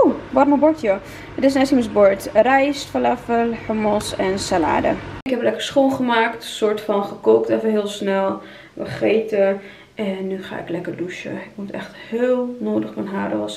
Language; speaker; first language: Dutch; native; Dutch